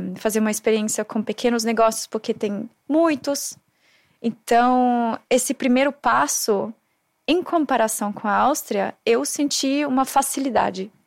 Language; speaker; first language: Portuguese; non-native, fluent; German